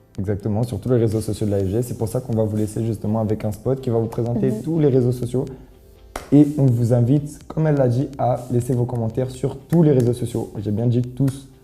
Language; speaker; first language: French; native; French